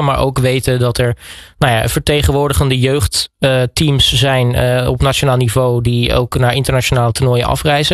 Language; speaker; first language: Dutch; native; Dutch